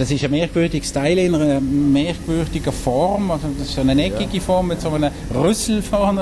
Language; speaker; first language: German; native; German